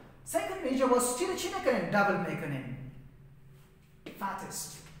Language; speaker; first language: English; non-native, fluent; Persian